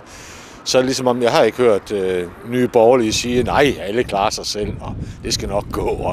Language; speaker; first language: Danish; native; Danish